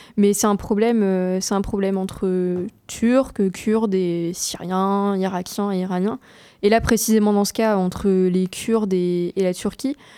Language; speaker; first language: French; native; French